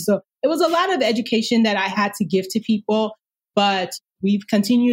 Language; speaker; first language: English; non-native, local second language; Yoruba